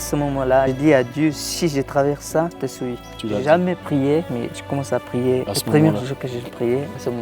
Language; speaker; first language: French; non-native, learner; Tigrinya